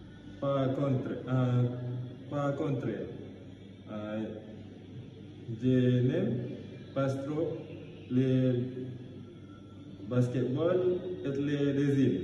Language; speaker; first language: French; non-native, learner; Malay